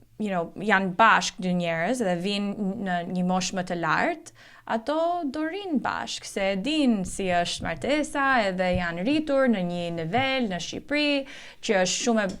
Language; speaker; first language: Albanian; early bilingual, heritage; Albanian